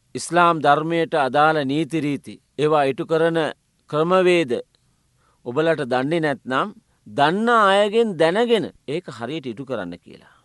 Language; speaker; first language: Sinhala; non-native, local second language; Tamil